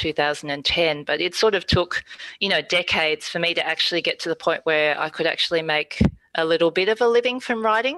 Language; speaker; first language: English; early bilingual, other home language; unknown